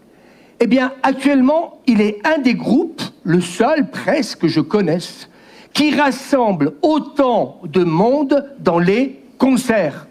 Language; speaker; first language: French; native; French